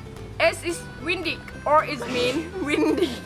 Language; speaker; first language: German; non-native, learner; Thai